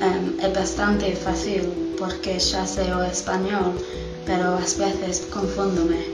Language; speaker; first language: Galician; non-native, learner; English